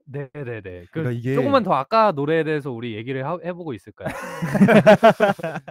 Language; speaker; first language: Korean; native; Korean